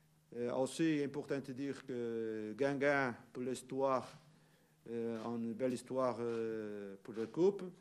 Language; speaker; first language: French; non-native, learner; Portuguese